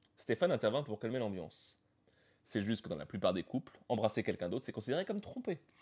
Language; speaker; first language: French; native; French